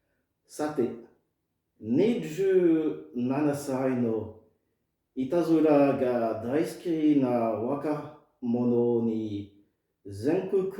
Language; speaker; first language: Japanese; non-native, fluent; French